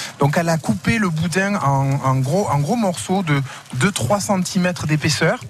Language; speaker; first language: French; native; French